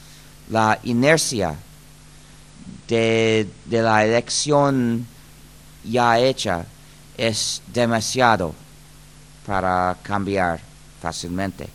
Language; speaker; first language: Spanish; non-native, fluent; English